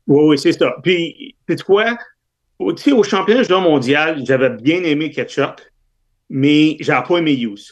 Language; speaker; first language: French; native; French